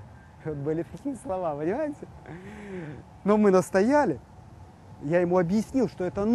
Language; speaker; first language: Russian; native; Russian